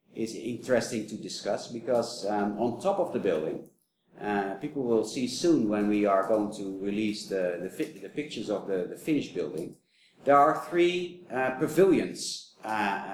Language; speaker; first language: English; non-native, fluent; Dutch